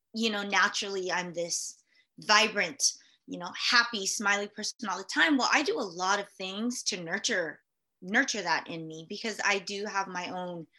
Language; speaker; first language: English; early bilingual, other home language; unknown